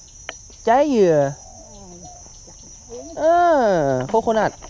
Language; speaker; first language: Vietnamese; non-native, learner; Thai